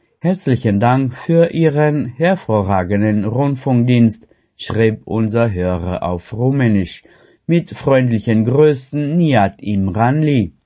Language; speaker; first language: German; non-native, fluent; Romanian